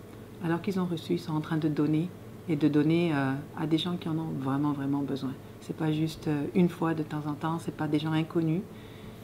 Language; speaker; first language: French; native; French